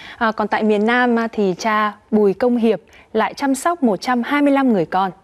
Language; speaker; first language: Vietnamese; native; Vietnamese